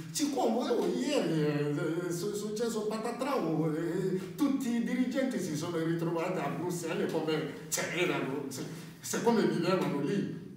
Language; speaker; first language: Italian; non-native, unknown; Bambara